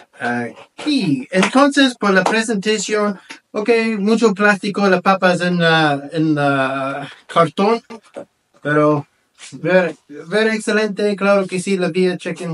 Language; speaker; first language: Spanish; non-native, learner; English